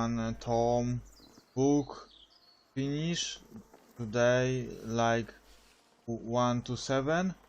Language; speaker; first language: English; non-native, learner; Polish